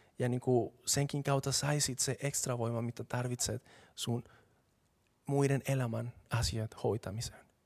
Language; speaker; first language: Finnish; non-native, fluent; Spanish